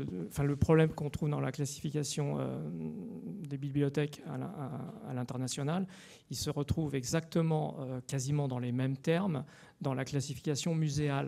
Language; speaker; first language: French; native; French